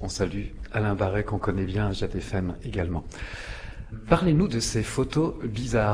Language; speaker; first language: French; native; French